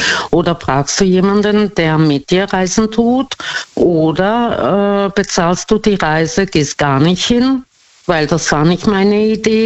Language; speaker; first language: German; non-native, fluent; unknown